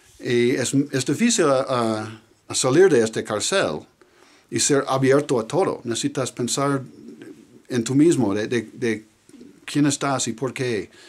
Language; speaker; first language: Spanish; non-native, learner; English